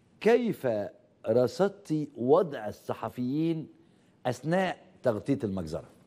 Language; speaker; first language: Arabic; native; Arabic